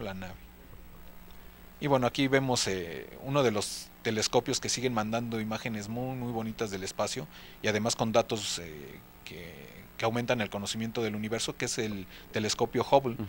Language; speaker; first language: Spanish; native; Spanish